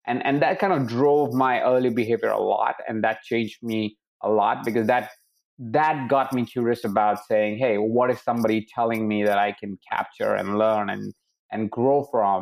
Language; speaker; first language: English; non-native, local second language; Hindi